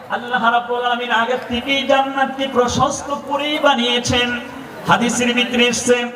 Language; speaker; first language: Bangla; non-native, local second language; Assamese